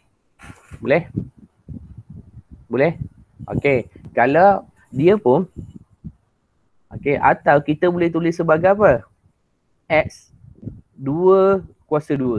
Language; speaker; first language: Malay; native; Malay